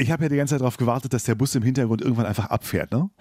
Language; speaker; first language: German; native; German